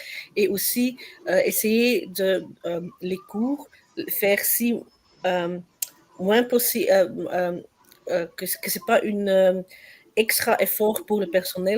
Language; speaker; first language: French; non-native, learner; Dutch